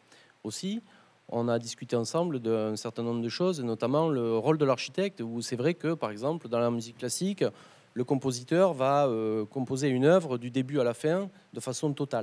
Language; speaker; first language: French; native; French